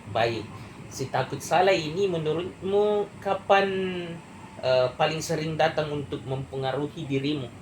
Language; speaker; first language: Indonesian; native; Indonesian